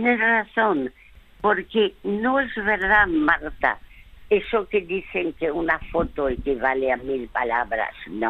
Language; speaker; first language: Spanish; early bilingual, other home language; French